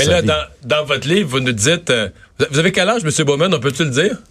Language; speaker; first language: French; native; French